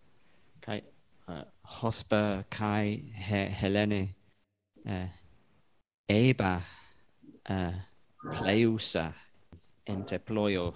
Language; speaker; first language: Greek; non-native, learner; English